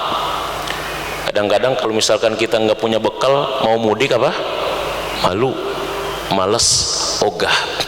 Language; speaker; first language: Indonesian; native; Indonesian